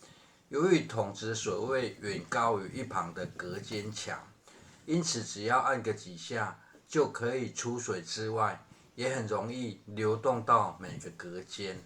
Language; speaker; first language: Chinese; native; Chinese